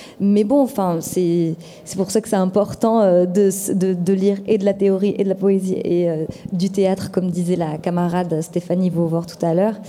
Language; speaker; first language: French; non-native, local second language; Arabic